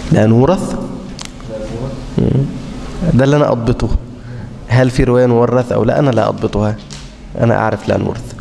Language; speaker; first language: Arabic; native; Arabic